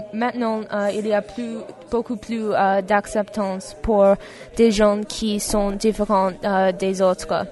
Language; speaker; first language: French; non-native, fluent; English